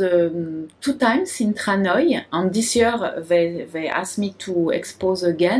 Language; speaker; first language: English; non-native, learner; French